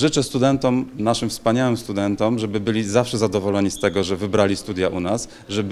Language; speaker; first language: Polish; native; Polish